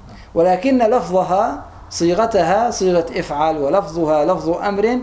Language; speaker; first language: Arabic; native; Arabic